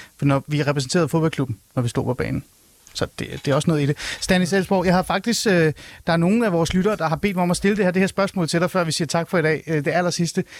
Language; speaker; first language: Danish; early bilingual, other home language; Persian